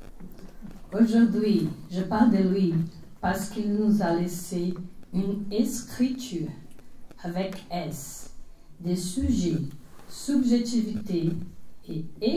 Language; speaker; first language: French; non-native, fluent; Portuguese